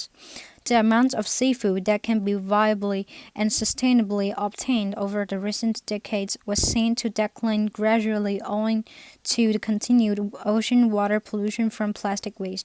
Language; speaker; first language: English; non-native, fluent; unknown